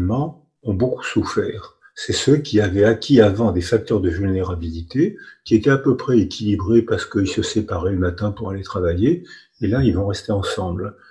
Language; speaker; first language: French; native; French